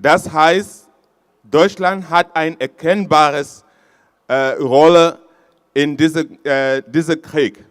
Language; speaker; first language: German; non-native, fluent; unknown